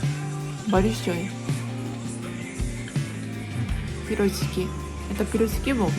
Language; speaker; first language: Russian; non-native, learner; Japanese